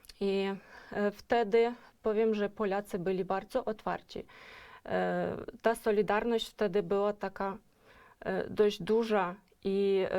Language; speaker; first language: Polish; non-native, fluent; Ukrainian